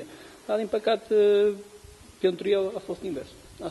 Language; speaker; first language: Romanian; non-native, learner; Portuguese